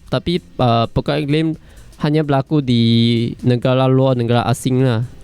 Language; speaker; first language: Malay; non-native, local second language; Chinese